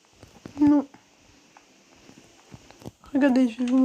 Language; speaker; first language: French; native; French